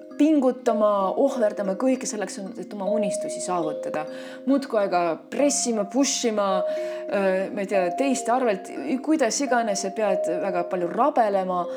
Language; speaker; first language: Estonian; non-native, local second language; Russian